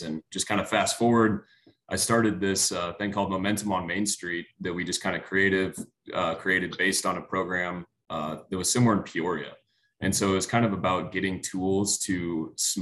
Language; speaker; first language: English; native; English